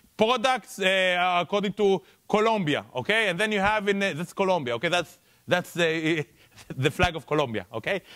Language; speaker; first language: English; non-native, fluent; Hebrew